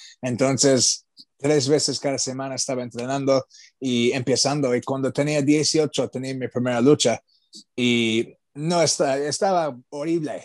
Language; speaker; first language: Spanish; non-native, learner; English